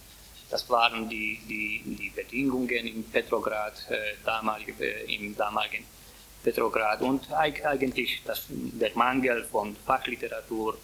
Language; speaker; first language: German; non-native, fluent; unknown